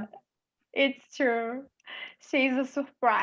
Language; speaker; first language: English; non-native, learner; Portuguese